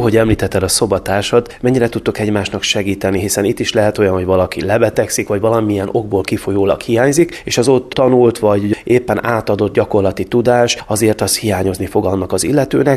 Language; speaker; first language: Hungarian; native; Hungarian